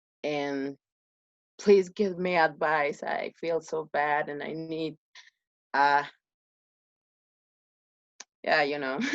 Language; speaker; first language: English; non-native, learner; Spanish